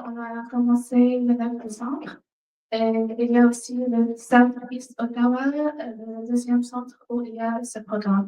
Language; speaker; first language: French; non-native, fluent; Arabic